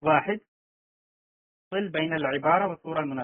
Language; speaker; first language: Arabic; non-native, fluent; Urdu